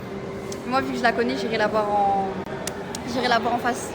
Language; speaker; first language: French; native; French